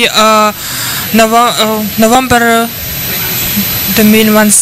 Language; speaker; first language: French; non-native, learner; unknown